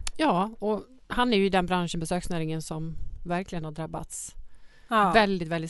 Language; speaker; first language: Swedish; native; Swedish